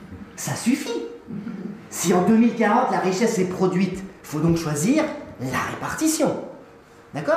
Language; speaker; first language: French; native; French